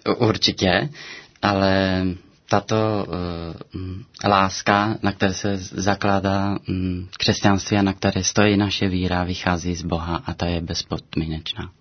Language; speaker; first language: Czech; non-native, fluent; Romanian